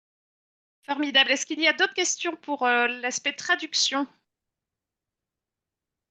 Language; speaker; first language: French; native; French